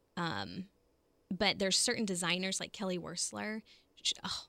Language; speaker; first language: English; native; English